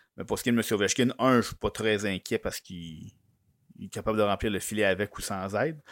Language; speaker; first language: French; native; French